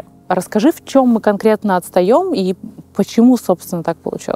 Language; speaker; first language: Russian; native; Russian